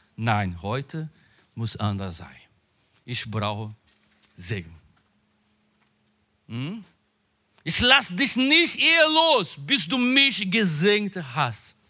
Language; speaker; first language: German; non-native, learner; Portuguese